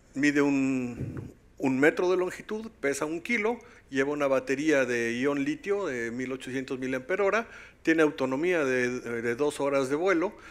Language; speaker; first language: Spanish; native; Spanish